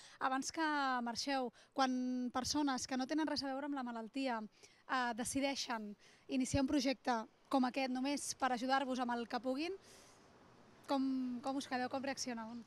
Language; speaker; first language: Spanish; non-native, local second language; Catalan